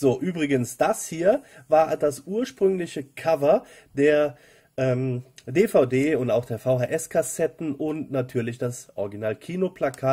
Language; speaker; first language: German; native; German